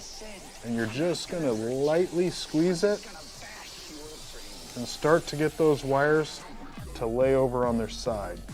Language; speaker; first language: English; native; English